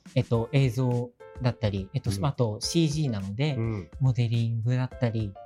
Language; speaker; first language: Japanese; native; Japanese